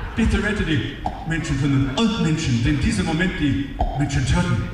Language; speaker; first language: German; non-native, fluent; English